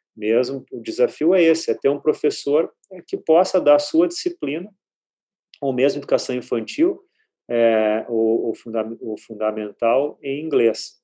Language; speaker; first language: Portuguese; native; Portuguese